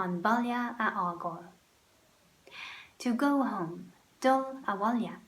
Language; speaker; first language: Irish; non-native, local second language; English